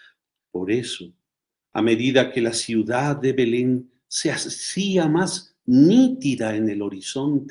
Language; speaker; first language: Spanish; native; Spanish